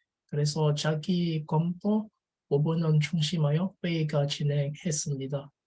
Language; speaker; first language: Korean; non-native, learner; French